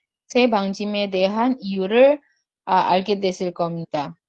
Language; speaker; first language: Korean; non-native, fluent; Indonesian